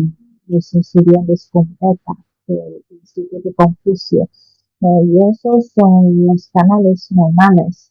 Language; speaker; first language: Spanish; non-native, fluent; Chinese